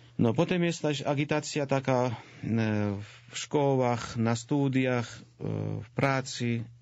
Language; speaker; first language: Polish; non-native, fluent; Georgian